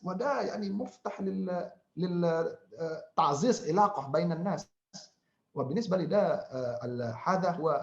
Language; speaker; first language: Arabic; non-native, fluent; Indonesian